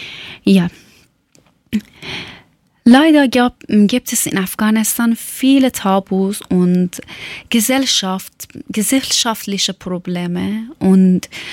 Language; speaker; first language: German; non-native, learner; Persian